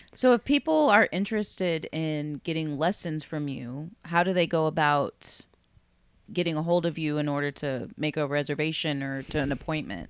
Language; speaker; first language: English; native; English